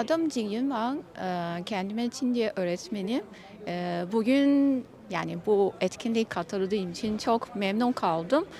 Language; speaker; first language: Turkish; non-native, fluent; Chinese